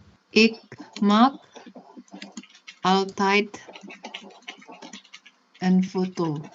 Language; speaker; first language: Dutch; non-native, learner; Indonesian